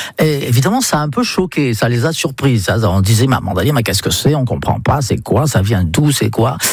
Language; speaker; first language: French; non-native, fluent; English